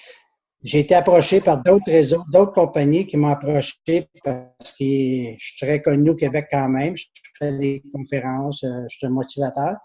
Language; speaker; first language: French; native; French